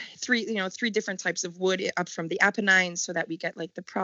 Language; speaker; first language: English; native; English